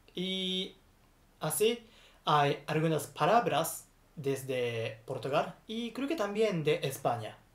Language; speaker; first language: Spanish; non-native, learner; Japanese